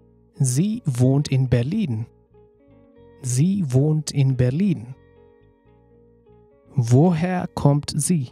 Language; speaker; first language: German; non-native, fluent; Nepali